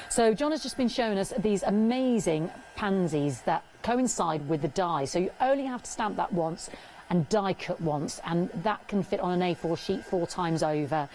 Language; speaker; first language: English; native; English